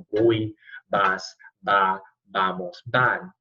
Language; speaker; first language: Spanish; non-native, fluent; English